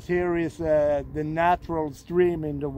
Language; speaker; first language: English; non-native, fluent; Swedish